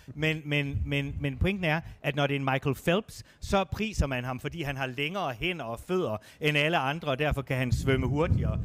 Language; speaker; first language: Danish; native; Danish